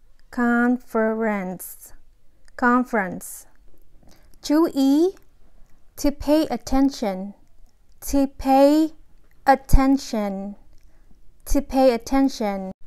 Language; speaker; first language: English; non-native, fluent; Vietnamese